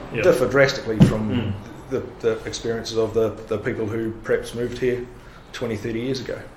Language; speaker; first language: English; native; English